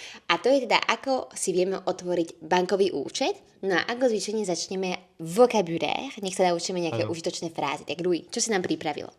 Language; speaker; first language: Slovak; native; Slovak